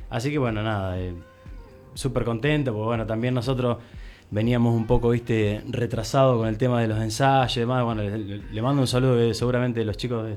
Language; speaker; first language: Spanish; native; Spanish